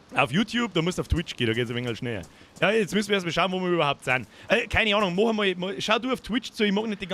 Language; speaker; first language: German; native; German